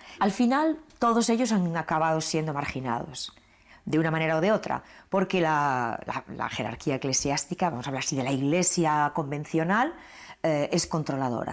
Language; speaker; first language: Spanish; native; Spanish